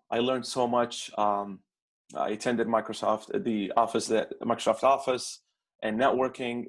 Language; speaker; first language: English; non-native, fluent; Arabic